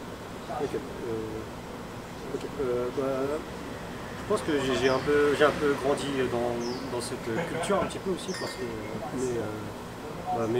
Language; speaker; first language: French; early bilingual, other home language; Min Nan Chinese